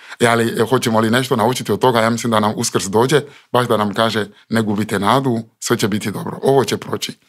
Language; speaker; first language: Croatian; non-native, fluent; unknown